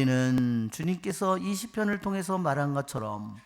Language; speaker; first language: Korean; native; Korean